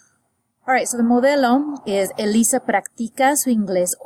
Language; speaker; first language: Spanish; non-native, fluent; English